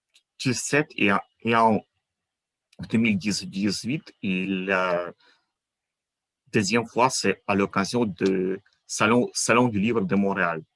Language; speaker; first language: French; non-native, fluent; Ukrainian